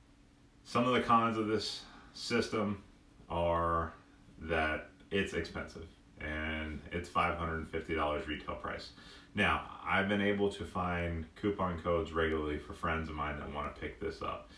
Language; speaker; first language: English; native; English